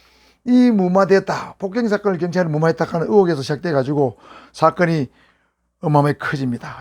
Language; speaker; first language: Korean; native; Korean